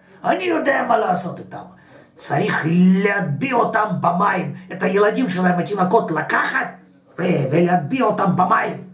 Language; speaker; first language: Hebrew; non-native, fluent; Russian